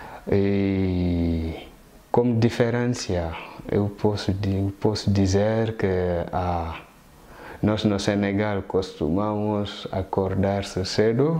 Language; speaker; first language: Portuguese; non-native, fluent; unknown